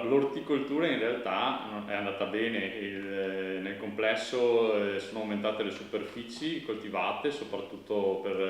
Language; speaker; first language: Italian; native; Italian